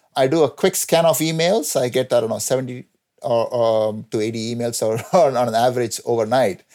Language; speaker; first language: English; non-native, local second language; Tamil